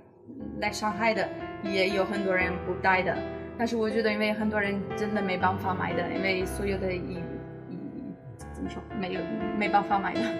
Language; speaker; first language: Chinese; non-native, fluent; Italian